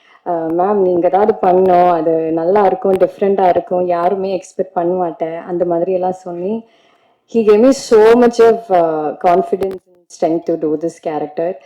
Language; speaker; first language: Tamil; non-native, learner; Malayalam